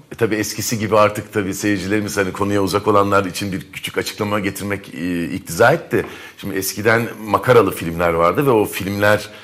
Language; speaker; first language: Turkish; native; Turkish